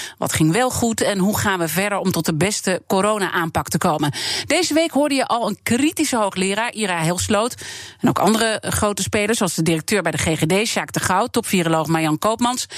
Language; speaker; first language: Dutch; native; Dutch